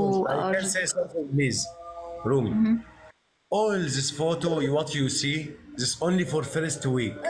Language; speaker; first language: English; non-native, learner; Arabic